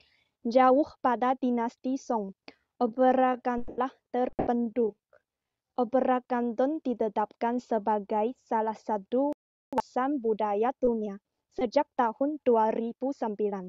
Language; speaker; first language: Indonesian; non-native, learner; Chinese